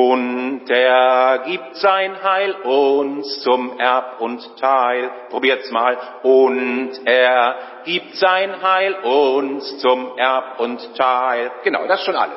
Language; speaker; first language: German; native; German